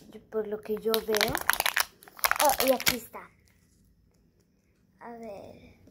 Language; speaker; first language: Spanish; early bilingual, heritage; Spanish